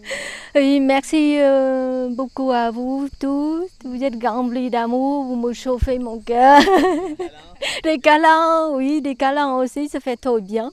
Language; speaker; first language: French; non-native, learner; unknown